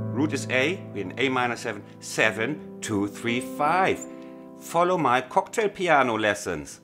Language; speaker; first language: English; non-native, fluent; German